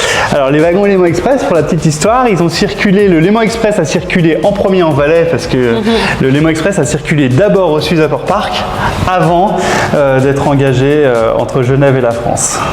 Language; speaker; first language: French; native; French